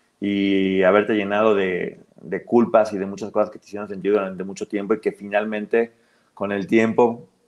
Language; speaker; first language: Spanish; native; Spanish